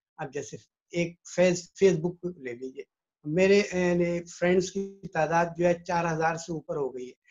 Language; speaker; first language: Urdu; native; Urdu